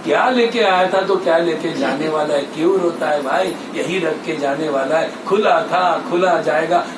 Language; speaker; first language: Hindi; non-native, local second language; Marathi